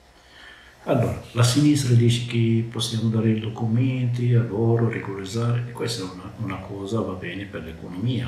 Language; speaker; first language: Italian; non-native, learner; Arabic